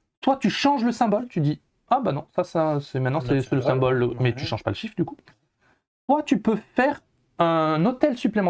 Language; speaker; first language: French; native; French